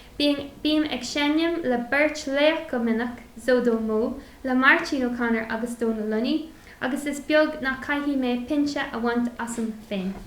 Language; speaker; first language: Irish; non-native, local second language; English